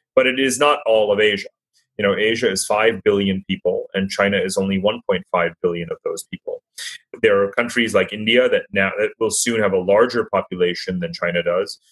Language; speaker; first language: English; native; English